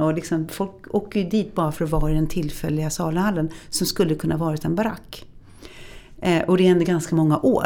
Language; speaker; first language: Swedish; native; Swedish